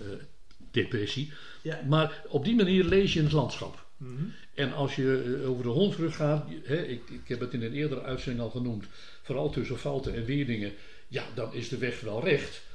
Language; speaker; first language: Dutch; native; Dutch